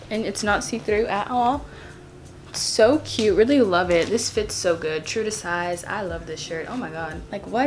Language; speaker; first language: English; native; English